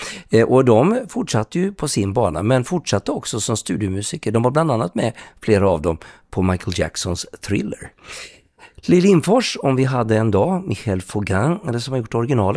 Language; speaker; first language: Swedish; native; Swedish